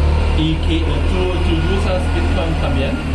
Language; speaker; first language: Spanish; non-native, learner; German